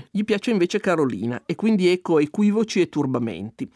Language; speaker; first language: Italian; native; Italian